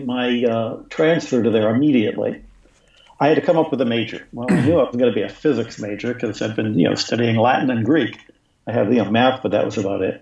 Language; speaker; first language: English; native; English